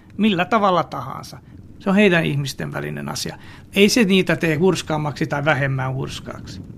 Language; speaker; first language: Finnish; non-native, fluent; Hungarian